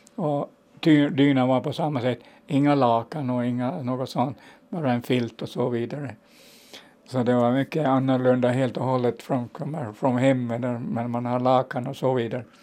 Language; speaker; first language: Swedish; native; Swedish